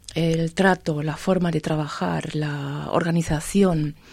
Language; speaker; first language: Spanish; non-native, fluent; German